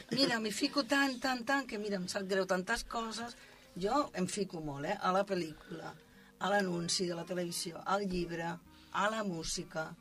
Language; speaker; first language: Catalan; non-native, local second language; Spanish